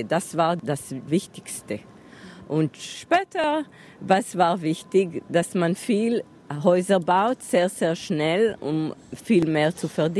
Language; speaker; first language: German; non-native, fluent; Hebrew